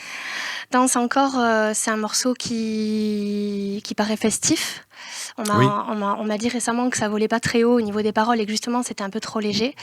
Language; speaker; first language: French; native; French